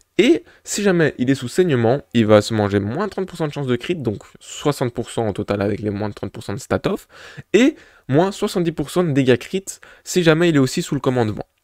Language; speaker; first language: French; native; French